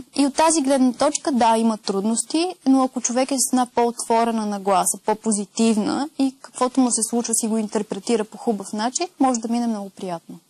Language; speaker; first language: Bulgarian; early bilingual, heritage; Bulgarian